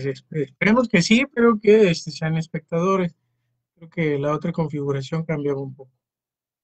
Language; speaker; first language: Spanish; native; Spanish